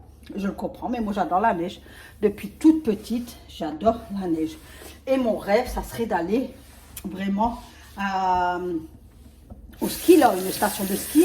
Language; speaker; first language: French; native; French